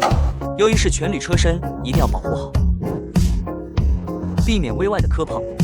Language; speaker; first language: Chinese; native; Chinese